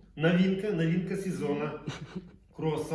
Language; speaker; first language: Russian; native; Russian